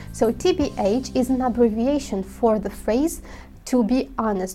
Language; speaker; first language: English; non-native, fluent; Arabic